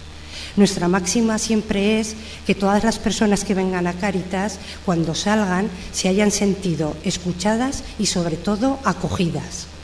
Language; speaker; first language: Spanish; native; Spanish